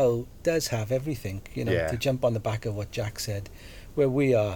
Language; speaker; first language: English; native; English